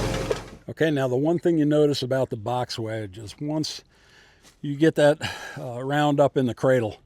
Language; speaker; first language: English; native; English